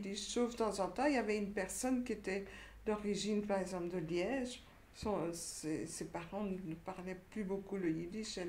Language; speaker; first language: French; native; French